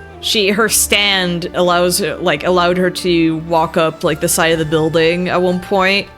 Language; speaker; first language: English; native; English